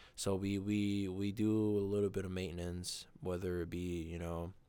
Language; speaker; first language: English; non-native, fluent; Spanish